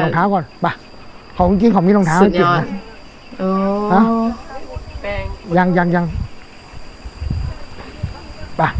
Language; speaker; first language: Thai; native; Thai